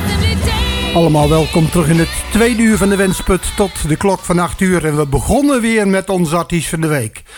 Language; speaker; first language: Dutch; native; Dutch